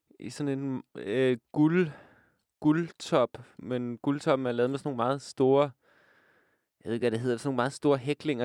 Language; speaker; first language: Danish; native; Danish